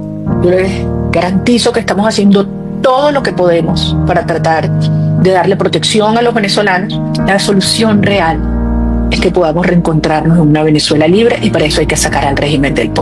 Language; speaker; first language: Spanish; native; Spanish